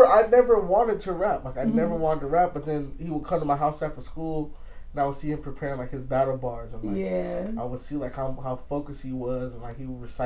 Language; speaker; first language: English; native; English